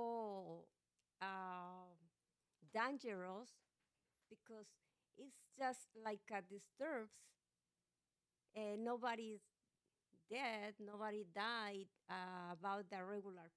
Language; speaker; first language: English; non-native, learner; Spanish